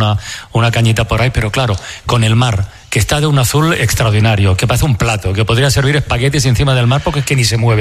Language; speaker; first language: Spanish; native; Spanish